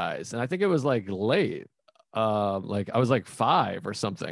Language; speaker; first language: English; native; English